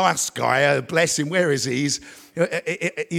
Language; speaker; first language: English; native; English